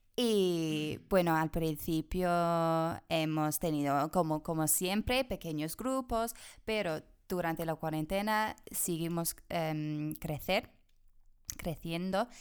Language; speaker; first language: Spanish; non-native, fluent; English